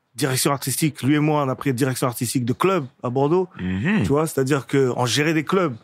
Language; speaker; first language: French; native; French